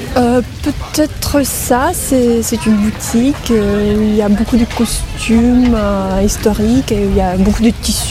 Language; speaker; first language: French; non-native, fluent; Russian